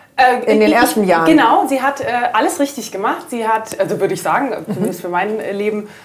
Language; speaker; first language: German; native; German